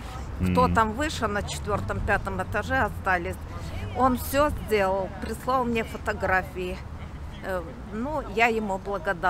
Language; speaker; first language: Russian; native; Russian